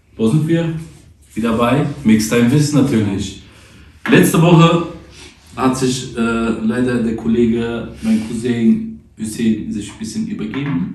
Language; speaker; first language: German; early bilingual, other home language; Turkish